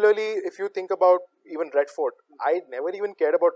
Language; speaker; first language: English; non-native, local second language; Hindi